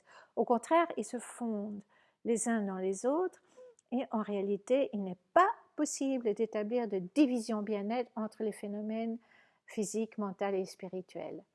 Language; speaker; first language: French; native; French